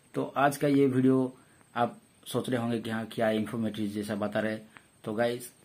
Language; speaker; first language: Hindi; non-native, local second language; Odia